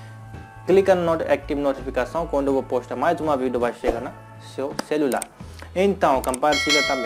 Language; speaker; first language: Portuguese; non-native, learner; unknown